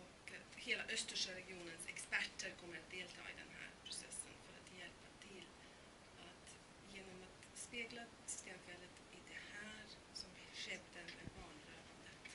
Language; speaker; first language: Swedish; non-native, fluent; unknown